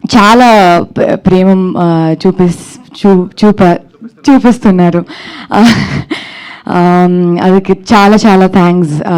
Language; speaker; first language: Telugu; non-native, learner; Kannada